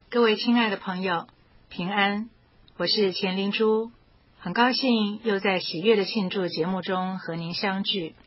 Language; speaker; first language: Chinese; native; Chinese